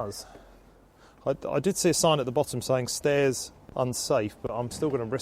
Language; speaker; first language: English; native; English